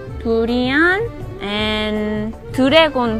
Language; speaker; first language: English; non-native, learner; Korean